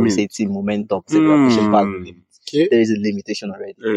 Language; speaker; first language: English; non-native, local second language; Yoruba